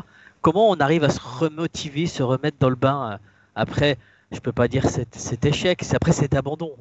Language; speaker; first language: French; native; French